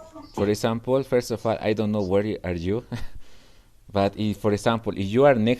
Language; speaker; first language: English; non-native, learner; Spanish